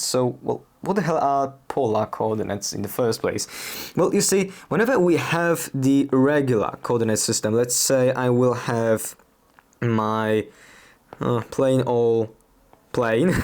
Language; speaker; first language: English; non-native, fluent; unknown